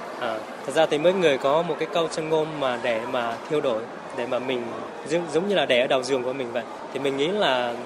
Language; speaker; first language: Vietnamese; non-native, local second language; Hmong